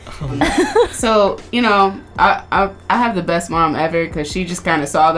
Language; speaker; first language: English; native; English